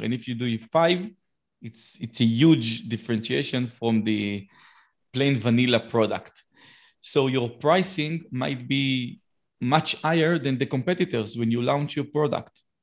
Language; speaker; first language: English; non-native, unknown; Hebrew